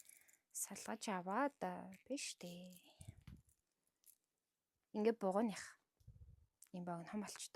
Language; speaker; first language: Mongolian; native; Mongolian